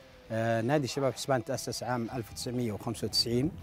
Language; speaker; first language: Arabic; native; Arabic